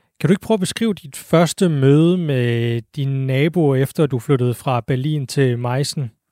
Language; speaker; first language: Danish; native; Danish